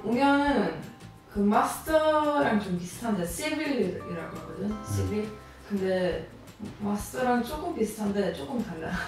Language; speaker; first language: Korean; non-native, fluent; Swedish